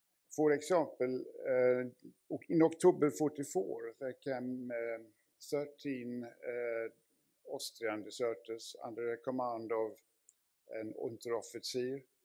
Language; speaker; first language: English; non-native, fluent; Swedish